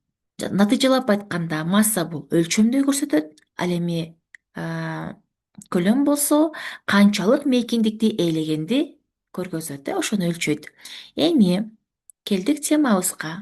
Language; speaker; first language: Kyrgyz; native; Kyrgyz